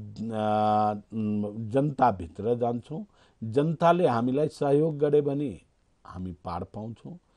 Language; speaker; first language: Nepali; non-native, local second language; Maithili